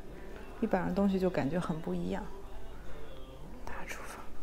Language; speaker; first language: Chinese; native; Chinese